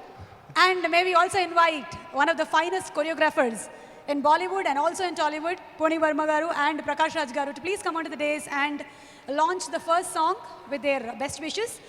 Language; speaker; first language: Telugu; native; Telugu